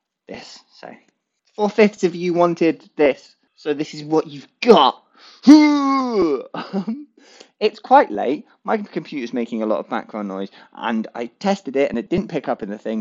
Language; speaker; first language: English; native; English